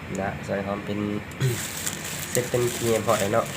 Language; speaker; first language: Thai; non-native, local second language; Northeastern Thai